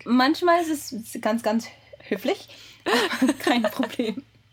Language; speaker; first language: German; early bilingual, other home language; Japanese